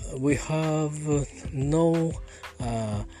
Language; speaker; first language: English; non-native, learner; Japanese